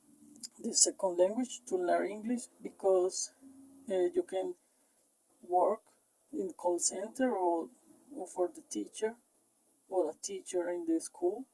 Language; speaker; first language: English; non-native, learner; Spanish